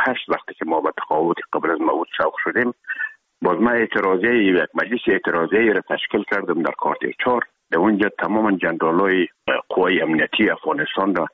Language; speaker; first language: Persian; native; Persian